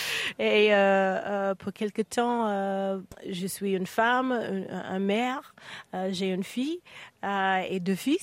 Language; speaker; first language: French; non-native, learner; English